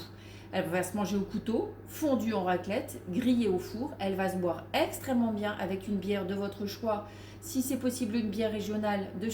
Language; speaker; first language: French; native; French